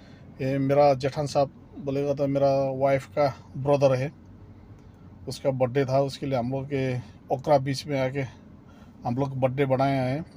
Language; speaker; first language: Hindi; non-native, learner; Nepali